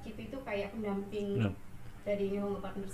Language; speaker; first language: Indonesian; native; Indonesian